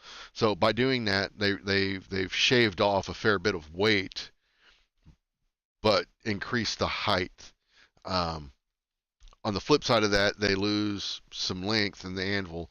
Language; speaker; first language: English; native; English